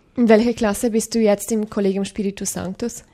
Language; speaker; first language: German; native; German